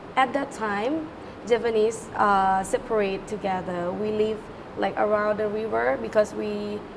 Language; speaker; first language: English; non-native, learner; Thai